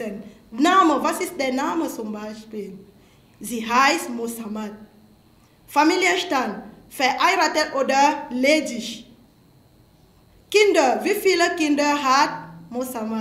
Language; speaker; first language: German; non-native, fluent; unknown